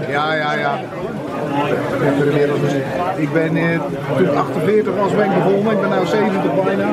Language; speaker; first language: Dutch; native; Dutch